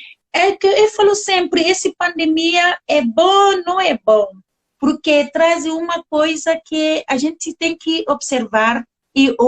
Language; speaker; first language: Portuguese; non-native, learner; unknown